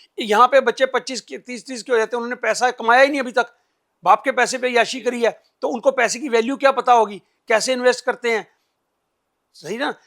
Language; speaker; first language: Hindi; non-native, local second language; Punjabi